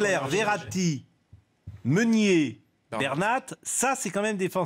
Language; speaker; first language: French; native; French